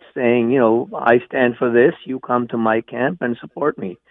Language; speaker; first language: English; non-native, local second language; Punjabi